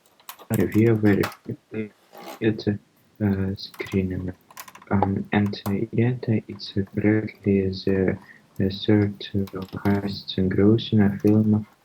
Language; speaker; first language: English; non-native, learner; Russian